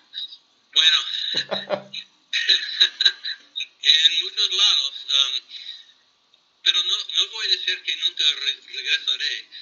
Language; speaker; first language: Spanish; non-native, fluent; English